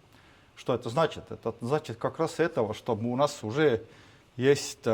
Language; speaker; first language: Russian; non-native, fluent; Estonian